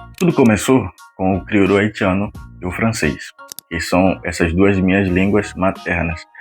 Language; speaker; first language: Portuguese; non-native, fluent; Haitian Creole